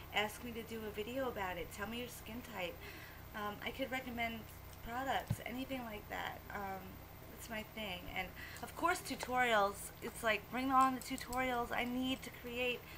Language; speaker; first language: English; native; English